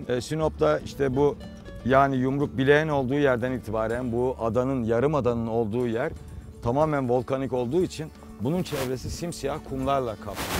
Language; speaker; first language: Turkish; native; Turkish